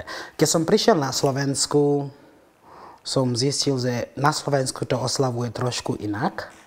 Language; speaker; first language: Slovak; non-native, fluent; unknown